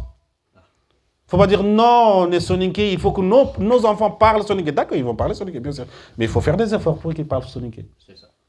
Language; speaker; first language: French; early bilingual, other home language; Soninke